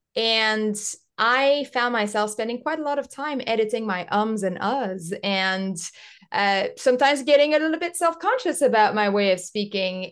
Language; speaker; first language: English; non-native, local second language; French